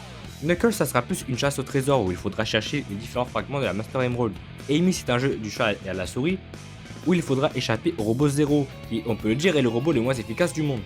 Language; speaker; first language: French; native; French